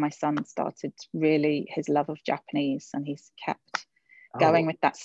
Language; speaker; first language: English; native; English